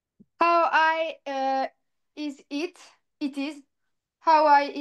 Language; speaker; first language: English; non-native, learner; French